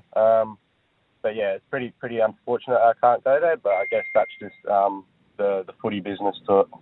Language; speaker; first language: English; native; English